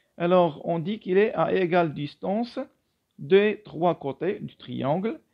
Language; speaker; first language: French; non-native, local second language; Arabic